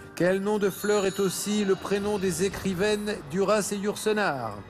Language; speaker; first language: French; native; French